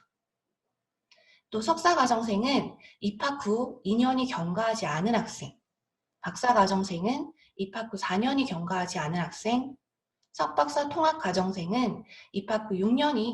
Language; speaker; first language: Korean; native; Korean